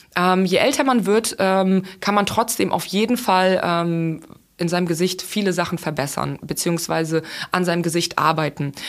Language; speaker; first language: German; non-native, fluent; Russian